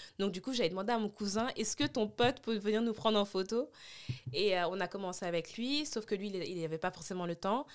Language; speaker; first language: French; native; French